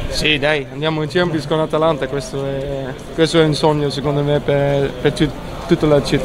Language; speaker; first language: Italian; non-native, fluent; Dutch